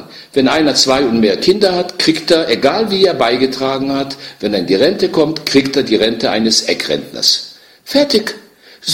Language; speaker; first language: German; native; German